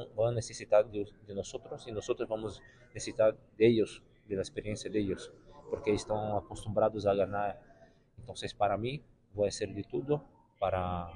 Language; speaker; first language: Spanish; non-native, learner; Portuguese